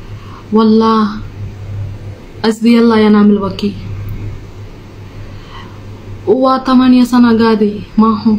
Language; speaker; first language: Arabic; non-native, learner; Telugu